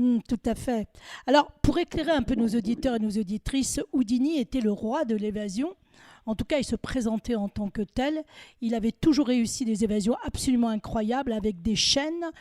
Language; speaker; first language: French; native; French